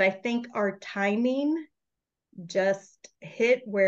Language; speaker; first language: English; native; English